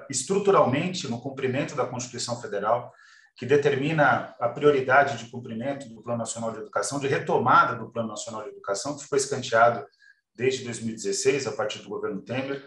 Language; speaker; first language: Portuguese; native; Portuguese